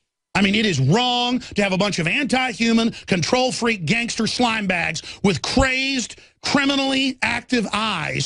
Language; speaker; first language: English; native; English